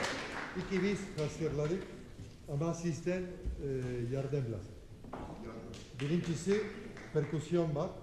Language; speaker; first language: Turkish; non-native, learner; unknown